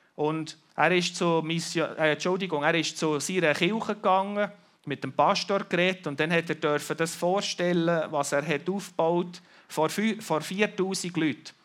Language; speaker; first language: German; native; German